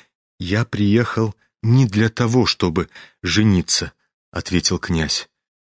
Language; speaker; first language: Russian; native; Russian